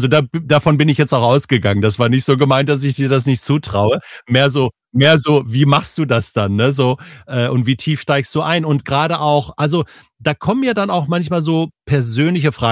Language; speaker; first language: German; native; German